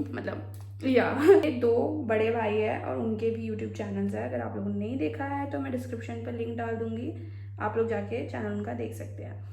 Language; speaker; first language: Hindi; native; Hindi